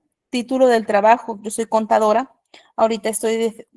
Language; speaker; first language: Spanish; native; Spanish